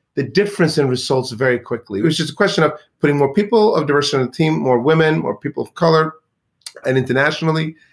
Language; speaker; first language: English; early bilingual, other home language; Swedish